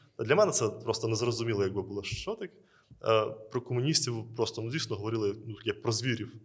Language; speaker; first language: Ukrainian; native; Ukrainian